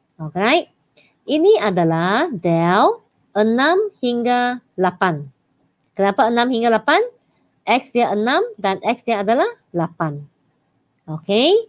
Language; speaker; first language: Malay; non-native, local second language; Chinese